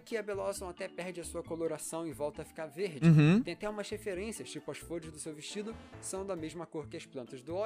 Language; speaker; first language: Portuguese; native; Portuguese